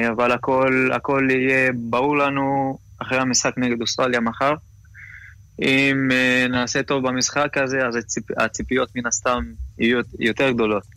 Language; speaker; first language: Hebrew; non-native, local second language; Arabic